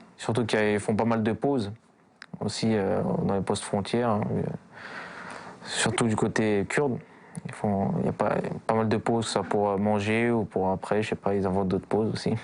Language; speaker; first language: French; early bilingual, other home language; Kurdish